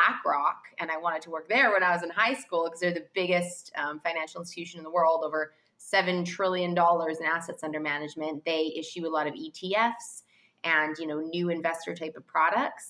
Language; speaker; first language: English; native; English